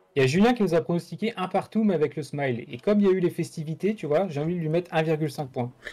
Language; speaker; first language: French; native; French